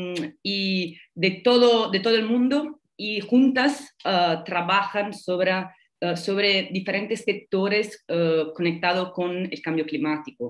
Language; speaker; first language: Spanish; non-native, fluent; Italian